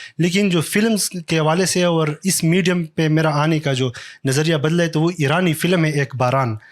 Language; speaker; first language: Urdu; non-native, local second language; Pashto